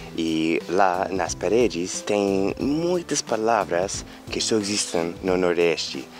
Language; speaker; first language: Portuguese; non-native, fluent; English